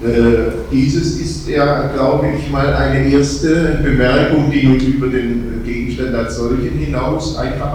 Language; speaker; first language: German; native; German